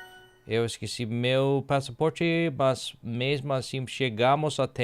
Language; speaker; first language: Portuguese; non-native, learner; English